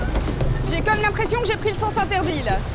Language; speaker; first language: French; native; French